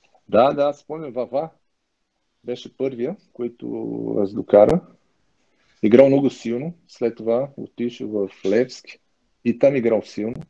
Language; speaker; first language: Bulgarian; non-native, learner; Portuguese